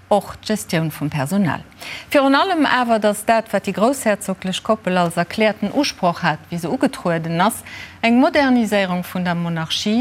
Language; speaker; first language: Luxembourgish; native; Luxembourgish